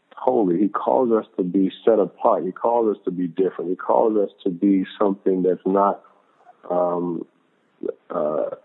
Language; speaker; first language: English; native; English